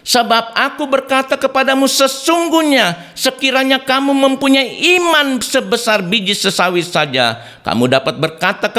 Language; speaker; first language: Indonesian; native; Indonesian